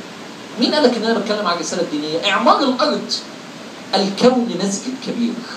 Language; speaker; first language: Arabic; native; Arabic